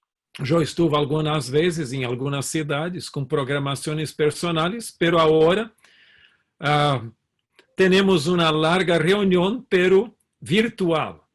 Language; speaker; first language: Spanish; non-native, fluent; Portuguese